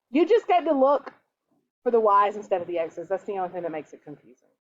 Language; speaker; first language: English; native; English